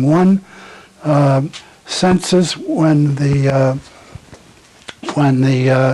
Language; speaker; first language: English; native; English